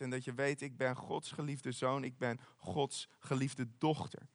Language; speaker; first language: Dutch; native; Dutch